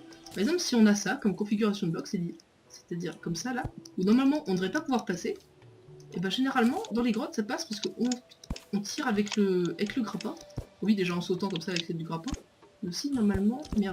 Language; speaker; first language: French; native; French